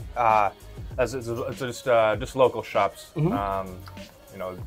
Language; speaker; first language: English; native; English